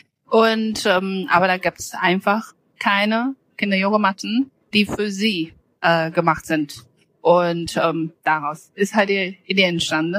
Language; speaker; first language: German; non-native, fluent; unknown